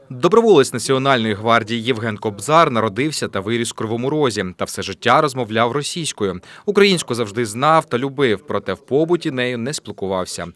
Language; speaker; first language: Ukrainian; native; Ukrainian